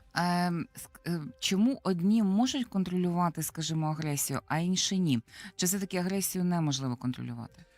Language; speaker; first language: Ukrainian; native; Ukrainian